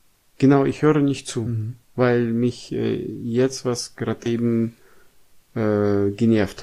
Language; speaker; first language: German; non-native, fluent; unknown